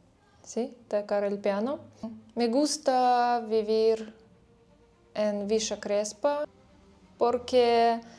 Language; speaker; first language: Spanish; non-native, learner; Russian